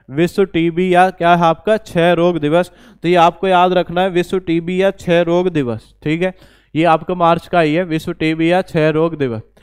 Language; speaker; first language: Hindi; native; Hindi